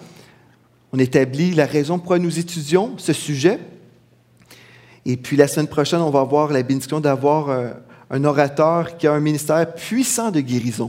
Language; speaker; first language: French; native; French